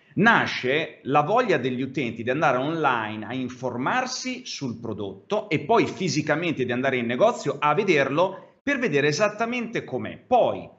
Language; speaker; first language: Italian; native; Italian